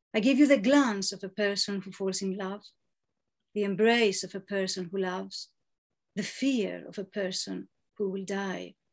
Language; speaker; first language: English; non-native, fluent; Greek